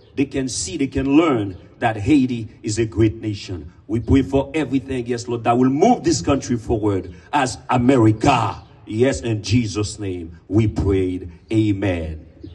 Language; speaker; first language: English; non-native, fluent; Haitian Creole